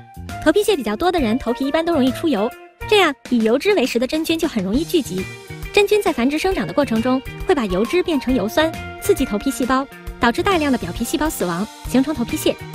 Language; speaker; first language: Chinese; native; Chinese